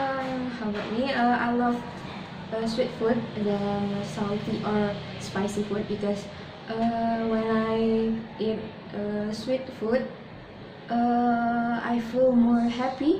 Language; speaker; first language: English; non-native, learner; Indonesian